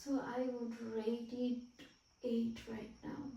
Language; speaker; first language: English; non-native, fluent; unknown